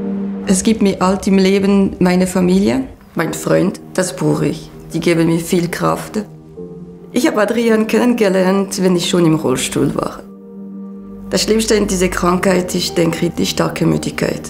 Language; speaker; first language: German; non-native, local second language; French